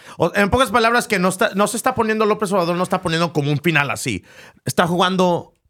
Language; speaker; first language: Spanish; early bilingual, heritage; Spanish